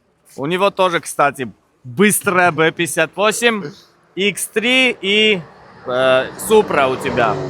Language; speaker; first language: Russian; non-native, fluent; Armenian